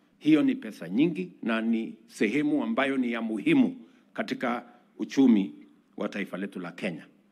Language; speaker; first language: Swahili; non-native, local second language; Kalenjin